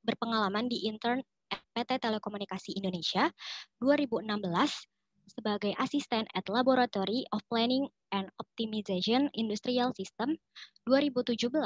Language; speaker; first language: Indonesian; native; Indonesian